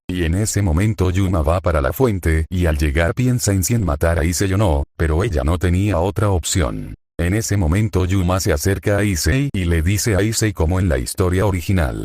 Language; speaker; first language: Spanish; native; Spanish